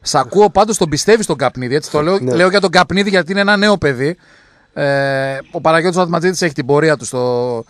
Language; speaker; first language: Greek; native; Greek